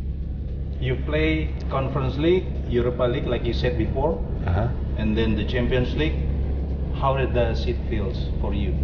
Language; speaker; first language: English; non-native, fluent; Indonesian